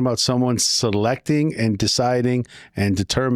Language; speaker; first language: English; native; English